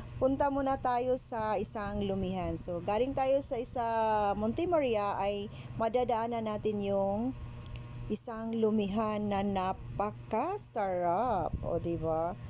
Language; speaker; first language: Filipino; non-native, local second language; Cebuano